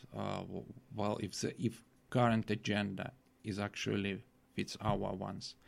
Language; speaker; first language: English; non-native, fluent; Russian